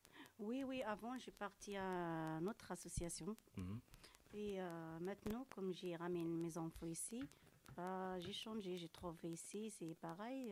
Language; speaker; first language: French; non-native, local second language; Arabic